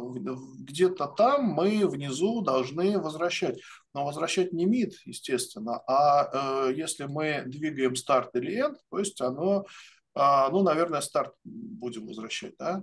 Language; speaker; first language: Russian; native; Russian